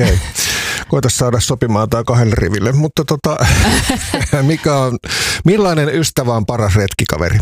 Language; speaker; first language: Finnish; native; Finnish